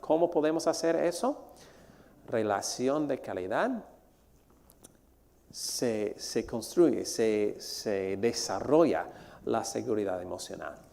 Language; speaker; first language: Spanish; non-native, fluent; English